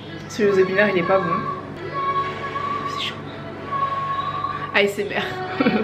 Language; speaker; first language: French; native; French